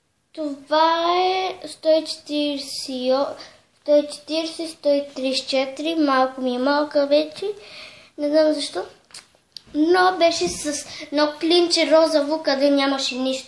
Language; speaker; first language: Bulgarian; early bilingual, heritage; Bulgarian